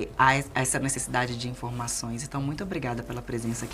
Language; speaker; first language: Portuguese; native; Portuguese